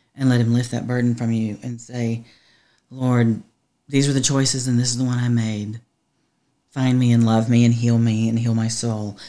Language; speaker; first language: English; native; English